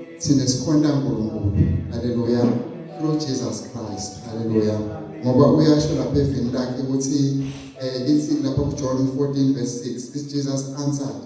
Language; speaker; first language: Zulu; non-native, local second language; Swati